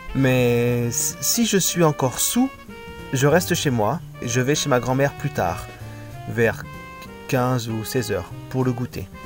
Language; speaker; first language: French; native; French